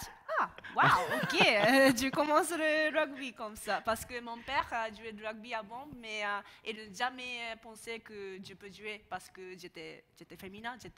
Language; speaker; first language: French; non-native, learner; Japanese